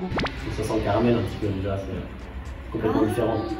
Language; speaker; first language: French; native; French